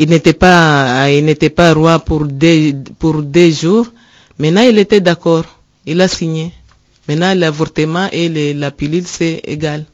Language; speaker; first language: French; non-native, learner; Rundi